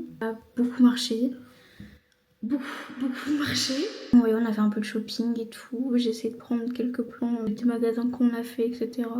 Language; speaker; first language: French; native; French